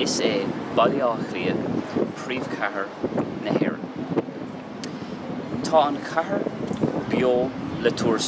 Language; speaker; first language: Irish; non-native, local second language; English